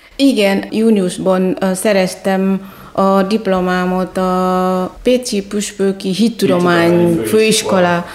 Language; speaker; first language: Hungarian; non-native, fluent; Batak Toba